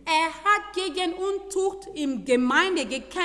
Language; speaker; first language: German; non-native, fluent; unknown